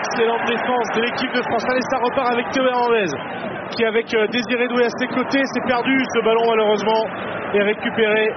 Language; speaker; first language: French; native; French